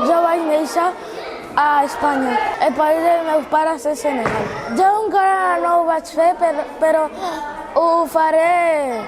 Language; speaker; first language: Catalan; early bilingual, other home language; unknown